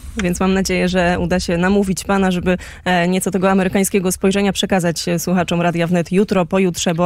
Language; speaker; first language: Polish; native; Polish